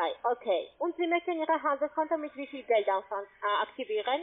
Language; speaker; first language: German; non-native, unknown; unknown